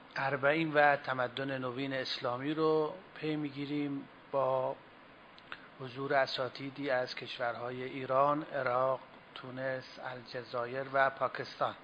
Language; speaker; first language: Persian; native; Persian